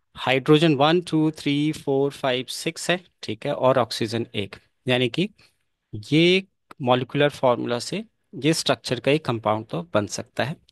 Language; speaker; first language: Hindi; native; Hindi